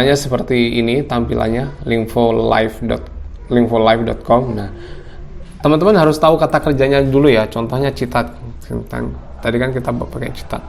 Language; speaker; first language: Indonesian; non-native, local second language; Javanese